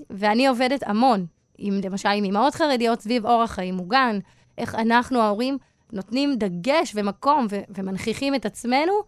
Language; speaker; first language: Hebrew; native; Hebrew